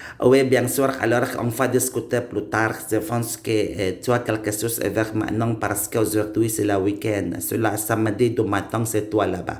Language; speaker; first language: French; non-native, learner; Indonesian